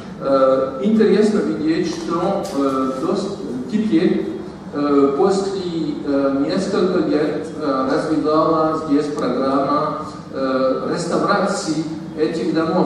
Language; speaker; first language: Russian; non-native, fluent; French